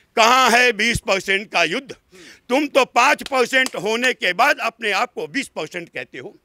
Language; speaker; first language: Hindi; native; Hindi